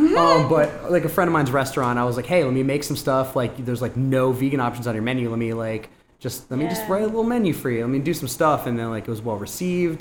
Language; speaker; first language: English; native; English